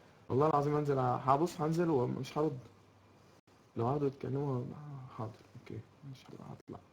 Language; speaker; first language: Arabic; native; Arabic